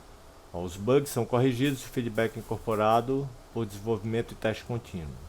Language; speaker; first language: Portuguese; native; Portuguese